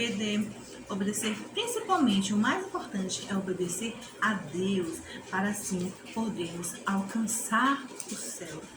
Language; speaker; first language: Portuguese; native; Portuguese